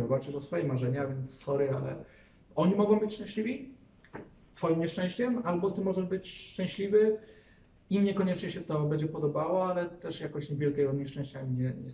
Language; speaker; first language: Polish; native; Polish